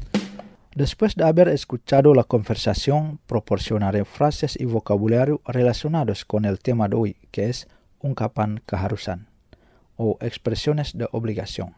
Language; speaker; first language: Spanish; non-native, fluent; Indonesian